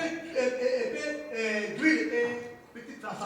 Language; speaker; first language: French; non-native, local second language; Lingala